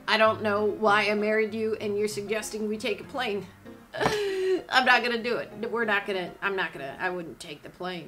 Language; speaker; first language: English; native; English